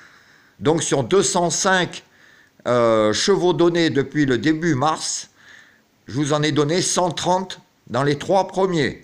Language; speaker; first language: French; native; French